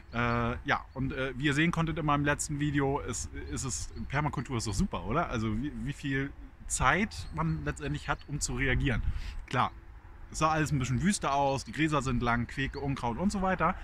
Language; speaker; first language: German; native; German